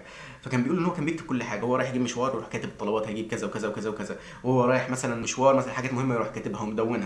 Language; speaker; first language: Arabic; native; Arabic